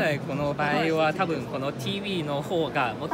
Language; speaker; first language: Japanese; non-native, fluent; Chinese